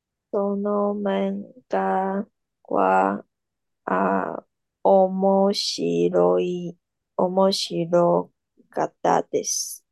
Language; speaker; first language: Japanese; non-native, learner; Chinese